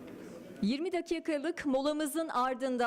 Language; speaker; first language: Turkish; native; Turkish